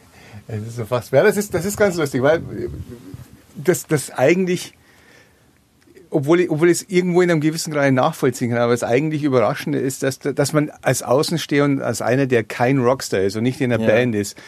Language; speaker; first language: German; native; German